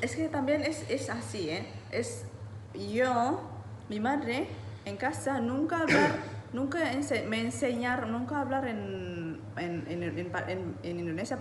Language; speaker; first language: Spanish; non-native, learner; Indonesian